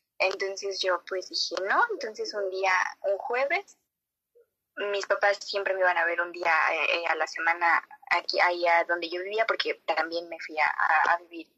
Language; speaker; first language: Spanish; native; Spanish